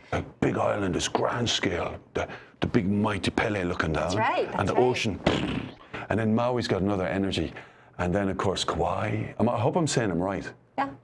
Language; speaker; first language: English; native; English